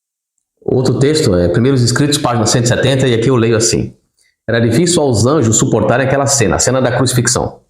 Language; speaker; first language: Portuguese; native; Portuguese